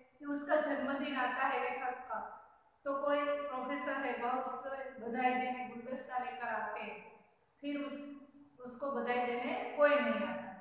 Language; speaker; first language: Hindi; non-native, local second language; Gujarati